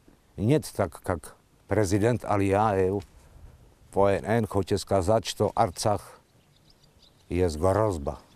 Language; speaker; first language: Russian; non-native, learner; Slovak